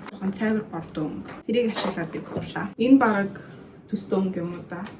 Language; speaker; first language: Mongolian; early bilingual, heritage; Mongolian